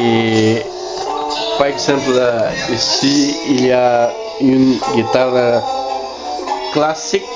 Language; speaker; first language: French; non-native, learner; Spanish